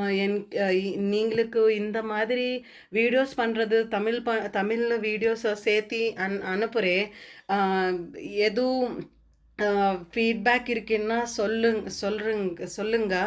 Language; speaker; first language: Tamil; non-native, learner; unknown